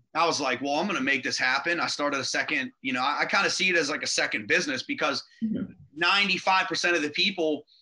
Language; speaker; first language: English; native; English